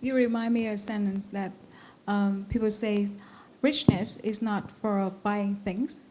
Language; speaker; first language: English; non-native, fluent; Vietnamese